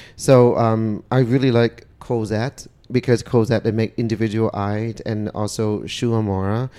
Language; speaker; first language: English; non-native, fluent; Vietnamese